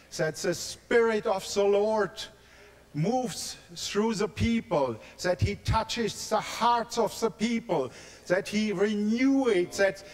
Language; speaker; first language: English; non-native, learner; German